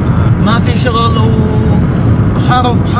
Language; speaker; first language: Arabic; native; Arabic